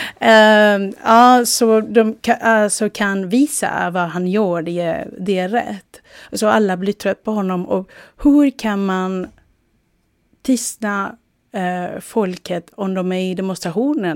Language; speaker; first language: Swedish; non-native, fluent; Spanish